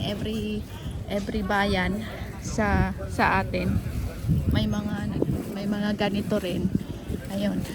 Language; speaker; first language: Filipino; native; Filipino